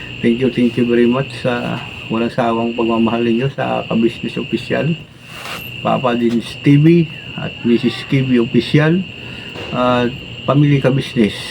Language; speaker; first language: Filipino; non-native, local second language; Cebuano